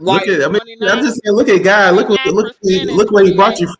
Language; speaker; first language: English; native; English